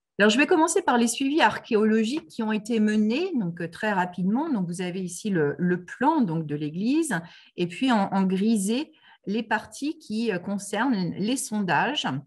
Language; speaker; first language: French; native; French